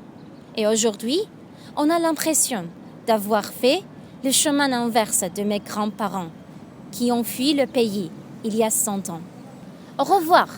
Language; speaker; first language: French; non-native, fluent; Armenian